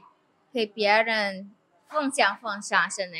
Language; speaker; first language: Chinese; non-native, fluent; Indonesian